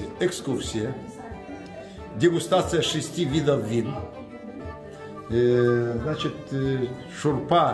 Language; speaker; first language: Russian; non-native, local second language; Gagauz